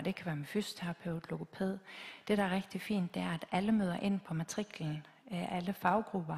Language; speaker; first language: Danish; native; Danish